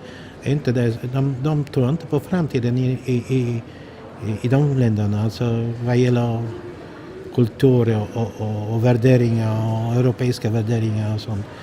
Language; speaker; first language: Swedish; non-native, fluent; Polish